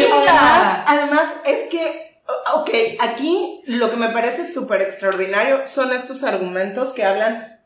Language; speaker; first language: Spanish; native; Spanish